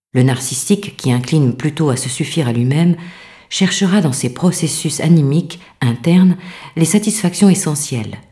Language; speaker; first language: French; native; French